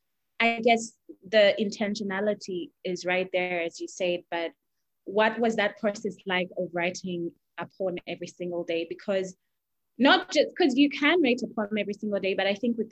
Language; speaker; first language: English; non-native, local second language; Ganda